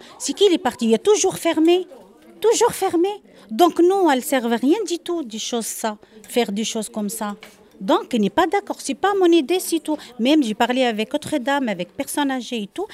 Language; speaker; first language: French; non-native, learner; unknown